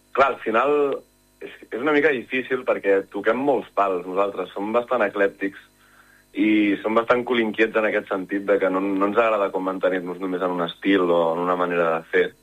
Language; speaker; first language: Catalan; native; Catalan